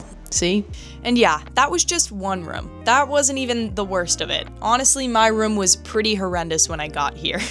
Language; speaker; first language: English; native; English